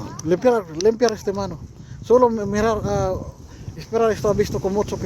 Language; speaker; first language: Spanish; non-native, learner; Filipino